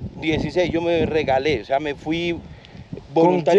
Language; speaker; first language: Spanish; native; Spanish